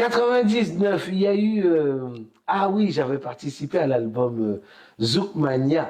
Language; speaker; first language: French; native; French